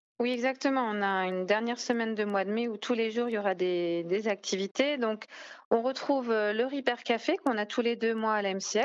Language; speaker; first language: French; native; French